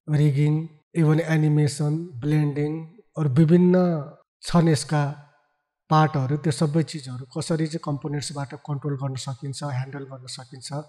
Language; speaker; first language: Nepali; native; Nepali